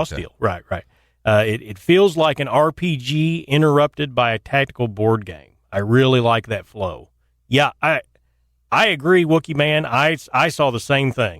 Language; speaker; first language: English; native; English